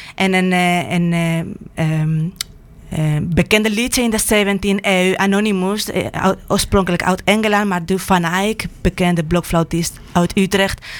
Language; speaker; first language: Dutch; non-native, fluent; Spanish